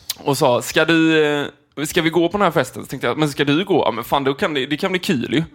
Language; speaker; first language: Swedish; native; Swedish